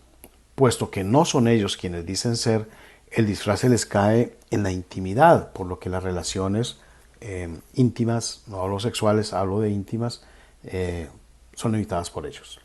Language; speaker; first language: Spanish; native; Spanish